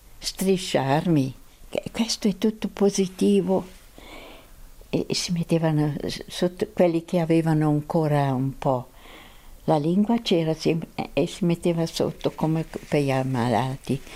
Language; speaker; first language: Italian; non-native, local second language; Swiss German